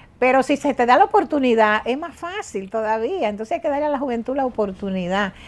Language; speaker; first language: Spanish; native; Spanish